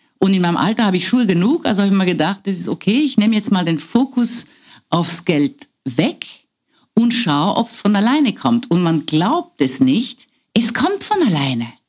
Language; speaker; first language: German; non-native, fluent; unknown